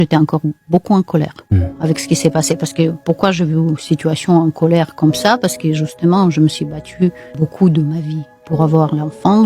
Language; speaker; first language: French; non-native, fluent; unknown